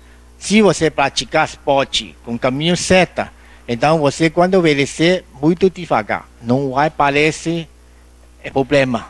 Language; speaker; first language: Portuguese; non-native, learner; Chinese